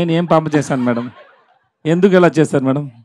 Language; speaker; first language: Telugu; non-native, local second language; Tamil